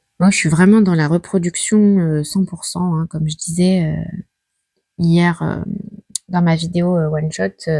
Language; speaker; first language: French; native; French